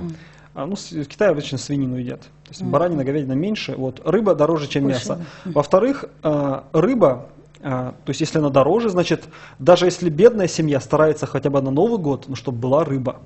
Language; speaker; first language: Russian; native; Russian